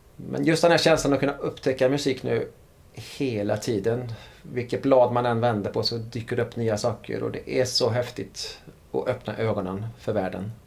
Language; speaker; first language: Swedish; native; Swedish